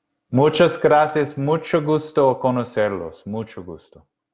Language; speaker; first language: Spanish; non-native, learner; English